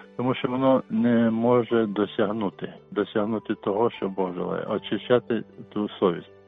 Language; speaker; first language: Ukrainian; non-native, local second language; Russian